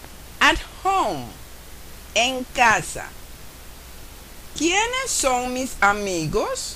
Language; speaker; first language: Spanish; non-native, fluent; English